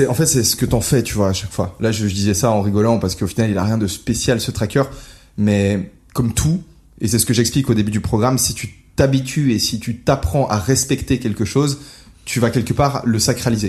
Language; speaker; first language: French; native; French